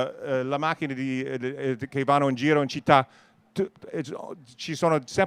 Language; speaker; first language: Italian; non-native, learner; English